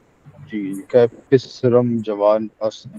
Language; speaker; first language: Persian; non-native, learner; Urdu